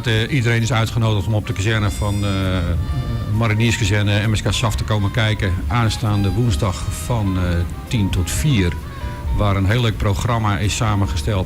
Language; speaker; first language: Dutch; native; Dutch